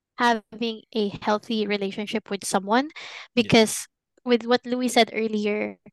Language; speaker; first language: English; non-native, local second language; Filipino